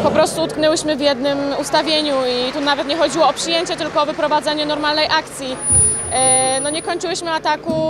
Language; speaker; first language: Polish; native; Polish